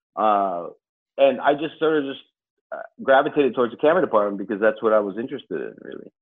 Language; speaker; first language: English; early bilingual, other home language; Filipino